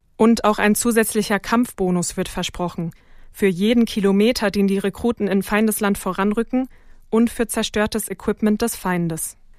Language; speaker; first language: German; native; German